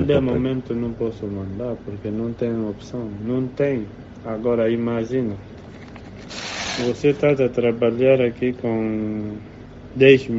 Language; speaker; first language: Portuguese; non-native, learner; Spanish